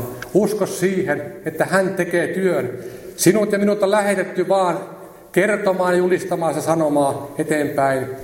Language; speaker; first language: Finnish; native; Finnish